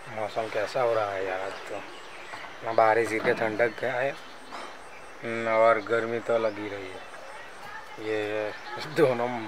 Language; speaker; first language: Hindi; non-native, local second language; Gujarati